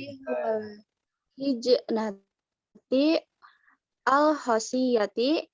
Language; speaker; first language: Arabic; non-native, learner; Indonesian